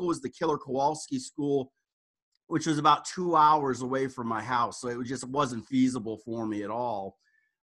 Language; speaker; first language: English; native; English